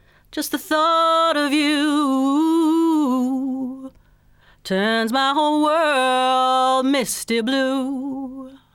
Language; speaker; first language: English; native; English